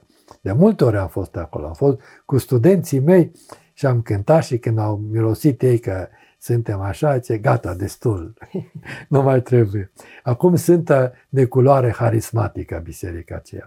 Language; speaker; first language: Romanian; native; Romanian